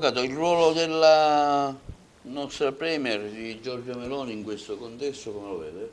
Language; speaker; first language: Italian; native; Italian